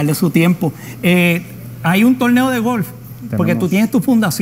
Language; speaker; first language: Spanish; native; Spanish